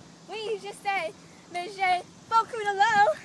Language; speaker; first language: French; non-native, learner; English